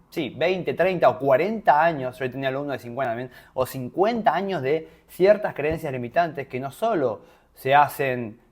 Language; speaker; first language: Spanish; native; Spanish